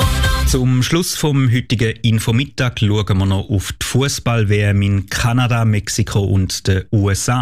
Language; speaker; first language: German; native; German